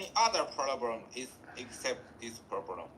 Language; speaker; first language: English; non-native, learner; Chinese